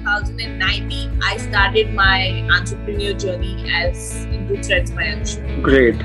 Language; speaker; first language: English; non-native, local second language; Hindi